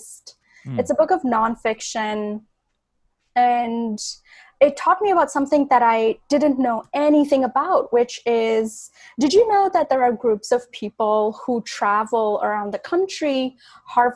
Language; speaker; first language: English; non-native, local second language; Bangla